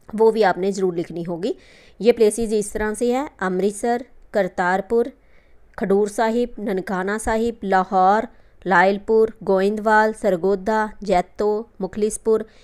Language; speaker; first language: Hindi; non-native, local second language; Punjabi